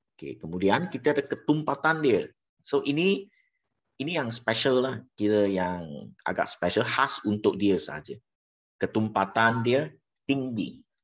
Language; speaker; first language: Malay; non-native, local second language; Chinese